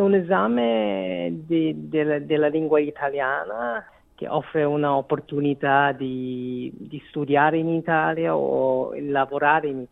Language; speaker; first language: Italian; non-native, fluent; Korean